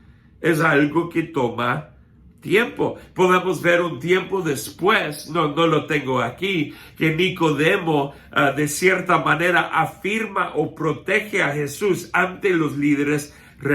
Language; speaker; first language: Spanish; non-native, fluent; English